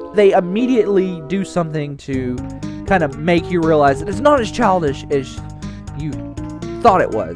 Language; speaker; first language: English; native; English